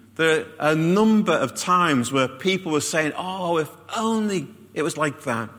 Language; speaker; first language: English; native; English